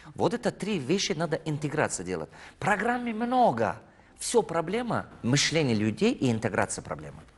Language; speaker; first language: Russian; non-native, fluent; Tajik